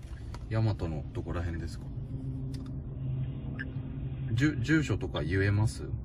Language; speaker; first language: Japanese; native; Japanese